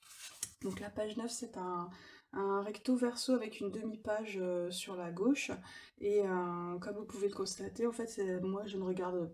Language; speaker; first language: French; native; French